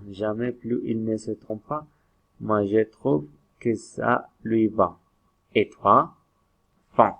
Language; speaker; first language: French; non-native, learner; Spanish